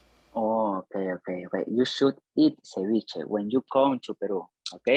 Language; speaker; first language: English; non-native, learner; Spanish